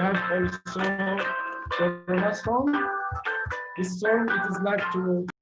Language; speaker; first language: English; non-native, learner; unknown